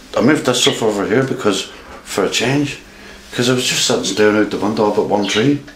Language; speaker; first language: English; native; English